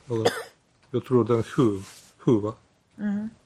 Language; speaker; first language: Swedish; non-native, learner; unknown